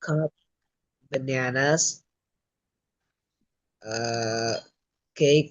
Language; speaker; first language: English; non-native, learner; Vietnamese